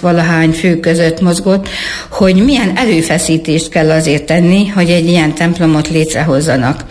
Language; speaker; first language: Hungarian; native; Hungarian